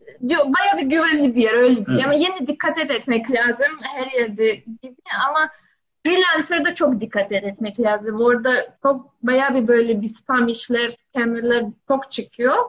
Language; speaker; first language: Turkish; non-native, learner; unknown